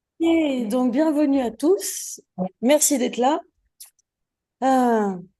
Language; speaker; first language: French; native; French